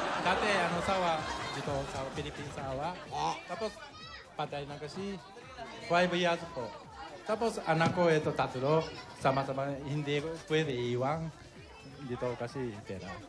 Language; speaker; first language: Filipino; non-native, learner; Japanese